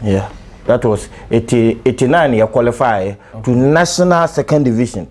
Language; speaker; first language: English; non-native, local second language; Akan